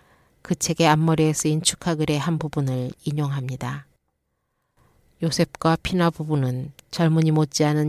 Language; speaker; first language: Korean; native; Korean